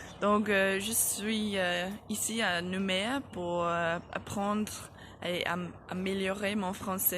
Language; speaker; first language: French; non-native, fluent; English